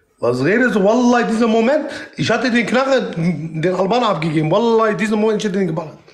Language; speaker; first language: German; non-native, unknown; Kurdish